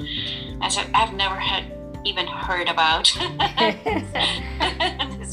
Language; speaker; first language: English; non-native, local second language; Urdu